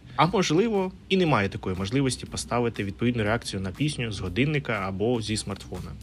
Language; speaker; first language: Ukrainian; non-native, local second language; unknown